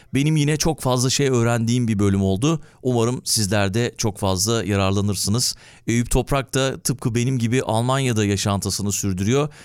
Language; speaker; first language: Turkish; early bilingual, heritage; Turkish